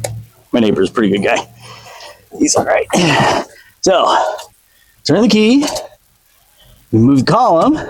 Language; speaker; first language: English; native; English